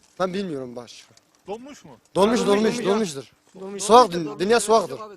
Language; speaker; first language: Turkish; non-native, learner; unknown